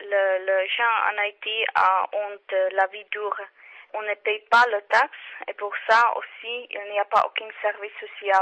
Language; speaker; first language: French; non-native, learner; Czech